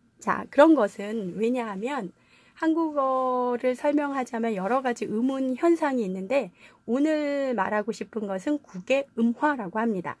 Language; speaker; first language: Korean; native; Korean